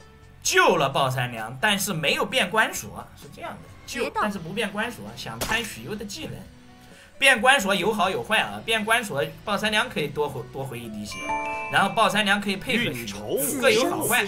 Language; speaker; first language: Chinese; native; Chinese